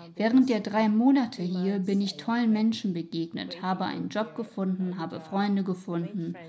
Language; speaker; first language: German; non-native, fluent; Ukrainian